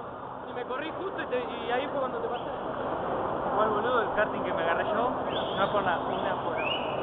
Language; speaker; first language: Spanish; native; Spanish